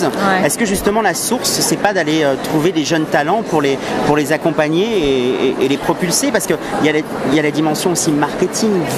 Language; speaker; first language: French; native; French